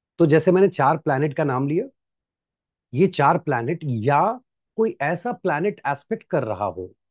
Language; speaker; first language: Hindi; native; Hindi